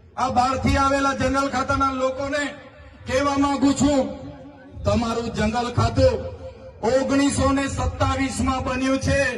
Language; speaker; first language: Gujarati; non-native, local second language; Vasavi